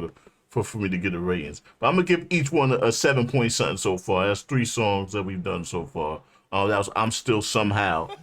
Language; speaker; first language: English; native; English